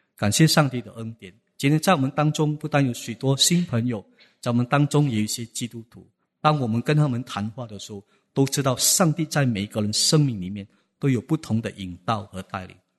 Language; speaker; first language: Chinese; native; Chinese